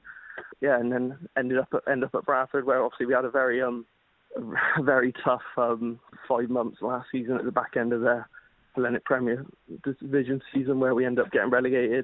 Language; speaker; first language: English; native; English